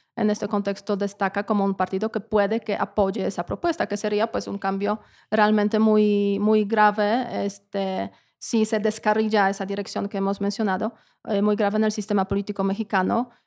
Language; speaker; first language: Spanish; non-native, fluent; Polish